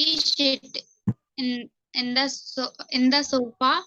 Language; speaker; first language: English; non-native, learner; Hindi